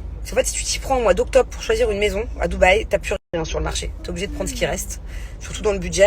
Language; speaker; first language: French; native; French